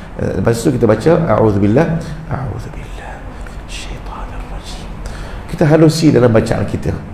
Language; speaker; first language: Malay; early bilingual, heritage; Malay